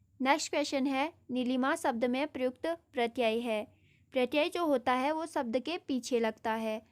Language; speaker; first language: Hindi; native; Hindi